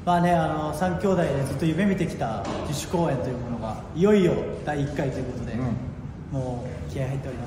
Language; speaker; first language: Japanese; native; Japanese